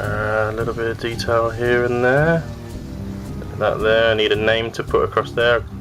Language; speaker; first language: English; native; English